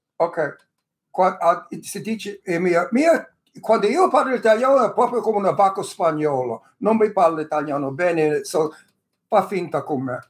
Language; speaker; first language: Italian; early bilingual, heritage; English